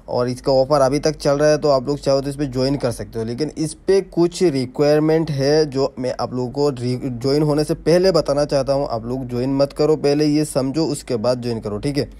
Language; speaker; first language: Hindi; native; Hindi